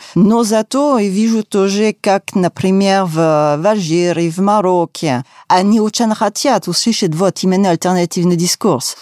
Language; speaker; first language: Russian; non-native, fluent; French